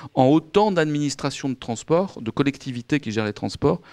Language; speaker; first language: French; native; French